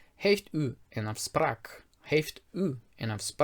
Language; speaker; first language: Dutch; non-native, fluent; Portuguese